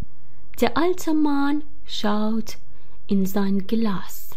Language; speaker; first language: German; non-native, fluent; Persian